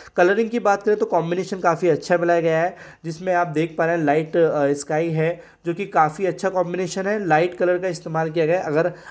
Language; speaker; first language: Hindi; native; Hindi